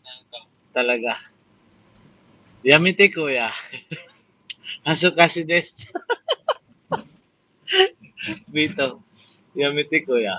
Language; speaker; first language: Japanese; non-native, learner; Filipino